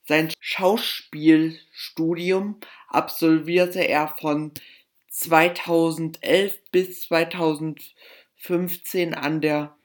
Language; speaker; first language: German; native; German